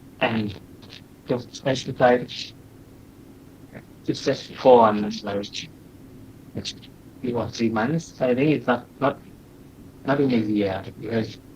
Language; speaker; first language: English; non-native, learner; Thai